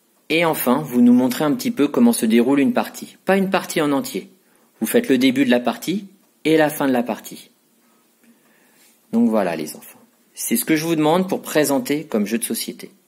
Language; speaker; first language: French; native; French